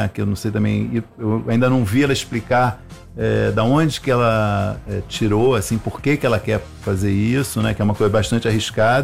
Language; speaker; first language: Portuguese; native; Portuguese